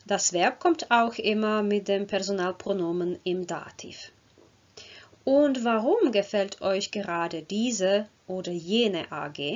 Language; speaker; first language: German; non-native, fluent; Croatian